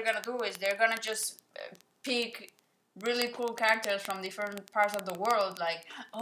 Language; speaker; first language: English; non-native, fluent; Spanish